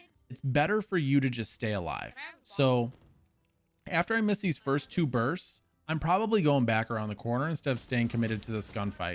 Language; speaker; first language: English; native; English